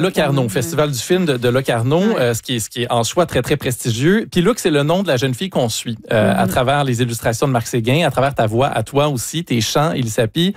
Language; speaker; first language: French; native; French